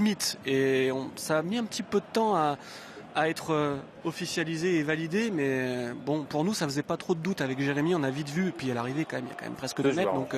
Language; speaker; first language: French; native; French